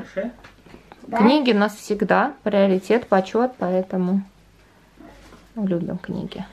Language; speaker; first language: Russian; native; Russian